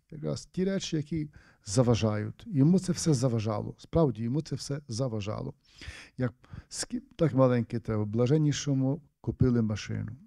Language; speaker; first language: Ukrainian; native; Ukrainian